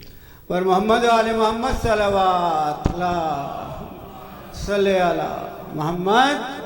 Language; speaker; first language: Urdu; native; Urdu